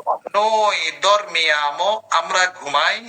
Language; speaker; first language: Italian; non-native, fluent; Bangla